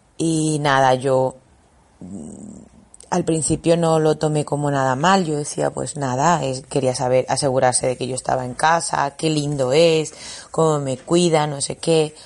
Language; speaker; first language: Spanish; native; Spanish